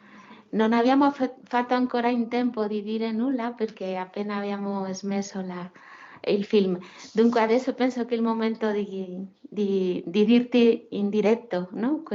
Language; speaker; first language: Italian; non-native, fluent; Spanish